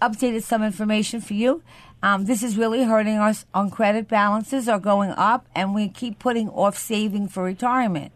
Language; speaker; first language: English; native; English